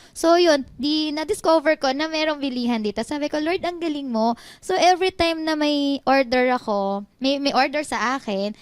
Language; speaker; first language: Filipino; native; Filipino